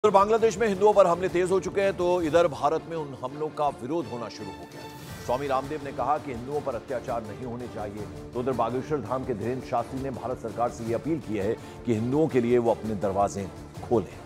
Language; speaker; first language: Hindi; native; Hindi